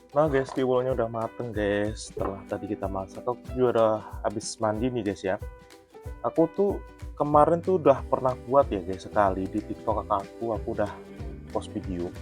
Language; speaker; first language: Indonesian; non-native, local second language; Javanese